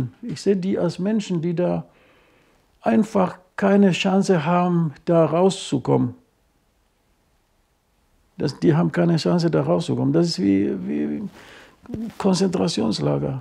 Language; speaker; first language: German; non-native, fluent; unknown